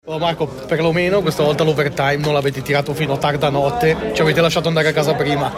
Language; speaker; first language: Italian; native; Italian